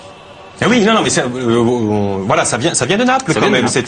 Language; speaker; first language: French; native; French